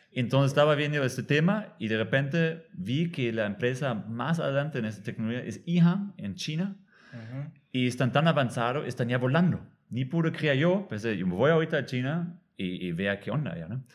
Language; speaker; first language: Spanish; non-native, fluent; German